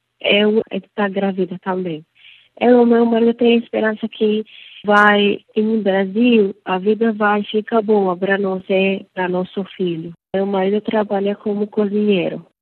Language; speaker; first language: Portuguese; non-native, learner; Arabic